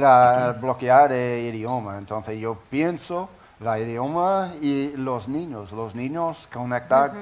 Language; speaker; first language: Spanish; non-native, learner; English